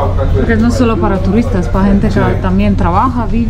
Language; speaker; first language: Spanish; non-native, fluent; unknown